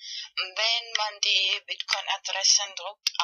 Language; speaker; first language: German; non-native, fluent; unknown